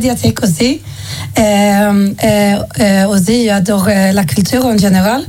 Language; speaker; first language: French; non-native, learner; Swedish